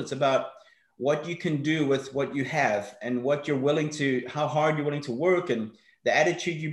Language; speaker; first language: English; native; English